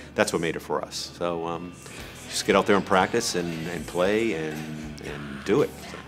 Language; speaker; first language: English; native; English